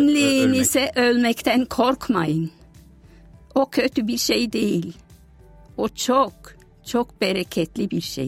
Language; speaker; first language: Turkish; non-native, fluent; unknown